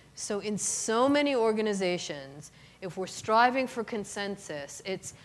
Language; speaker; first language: English; native; English